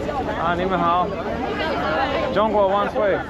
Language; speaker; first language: Chinese; non-native, learner; English